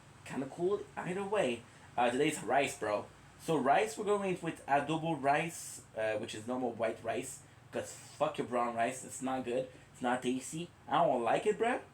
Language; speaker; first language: English; non-native, local second language; French